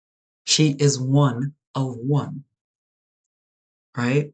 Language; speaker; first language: English; native; English